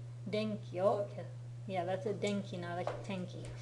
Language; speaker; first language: Japanese; non-native, fluent; English